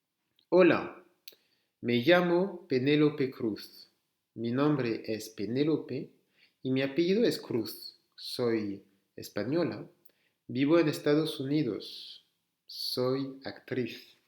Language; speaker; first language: Spanish; non-native, fluent; French